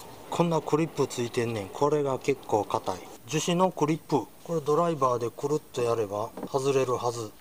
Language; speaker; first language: Japanese; native; Japanese